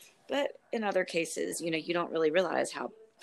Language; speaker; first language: English; native; English